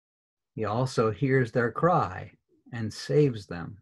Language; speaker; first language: English; native; English